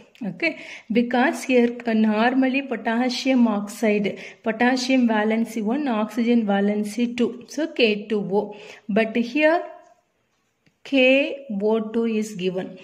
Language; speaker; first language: English; non-native, local second language; Tamil